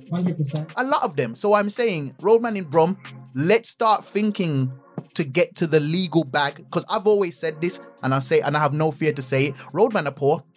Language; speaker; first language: English; native; English